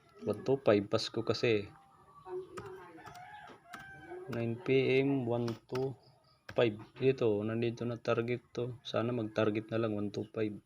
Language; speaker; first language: Filipino; non-native, local second language; Waray